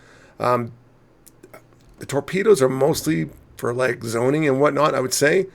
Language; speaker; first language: English; native; English